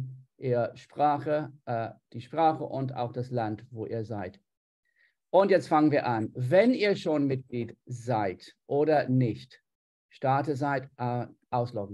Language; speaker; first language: German; non-native, fluent; English